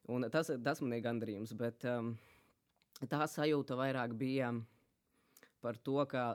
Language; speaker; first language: Latvian; native; Latvian